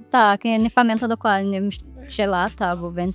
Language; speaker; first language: Polish; non-native, learner; Portuguese